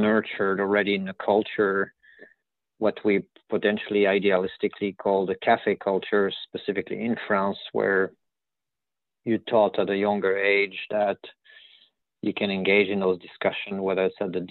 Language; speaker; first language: English; non-native, fluent; French